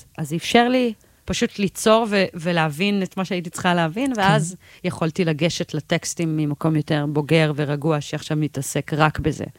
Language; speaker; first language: Hebrew; early bilingual, heritage; Hebrew